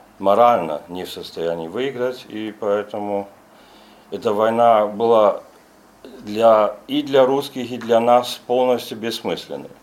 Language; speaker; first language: Russian; non-native, fluent; German